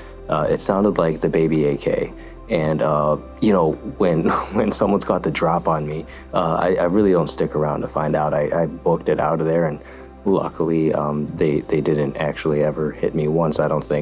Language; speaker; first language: English; native; English